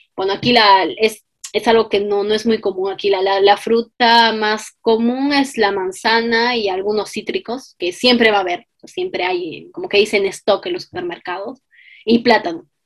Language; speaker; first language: Spanish; native; Spanish